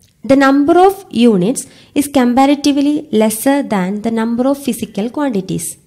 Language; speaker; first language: English; non-native, local second language; Malayalam